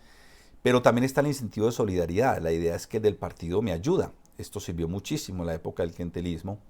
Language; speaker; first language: Spanish; native; Spanish